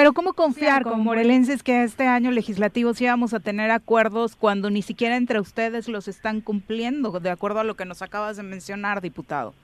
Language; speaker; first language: Spanish; native; Spanish